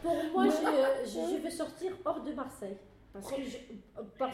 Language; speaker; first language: French; non-native, learner; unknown